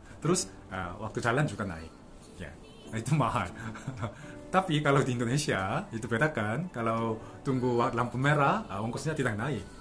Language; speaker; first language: Indonesian; non-native, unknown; Korean